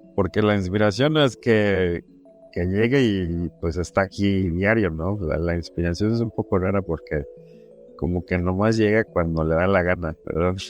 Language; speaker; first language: Spanish; early bilingual, heritage; Spanish